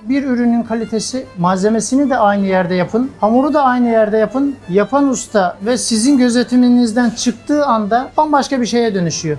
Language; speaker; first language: Turkish; native; Turkish